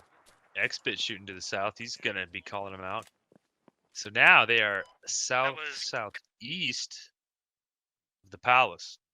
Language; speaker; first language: English; native; English